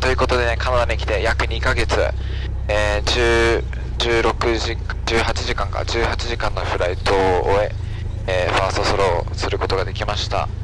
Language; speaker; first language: Japanese; native; Japanese